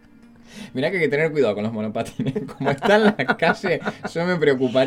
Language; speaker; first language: Spanish; native; Spanish